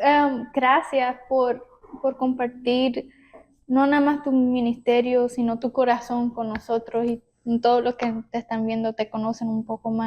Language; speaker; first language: Spanish; early bilingual, heritage; Spanish